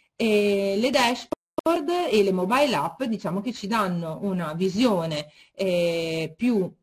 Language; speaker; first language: Italian; native; Italian